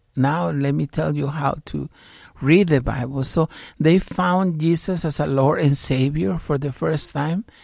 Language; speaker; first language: English; non-native, fluent; Spanish